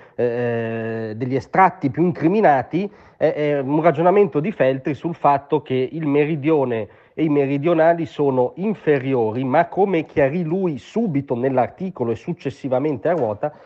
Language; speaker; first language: Italian; native; Italian